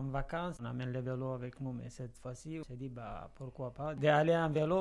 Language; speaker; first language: French; non-native, fluent; Romanian